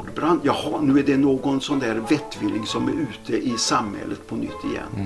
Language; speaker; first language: Swedish; native; Swedish